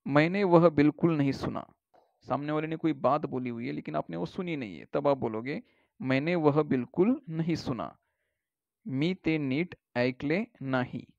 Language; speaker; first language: Hindi; native; Hindi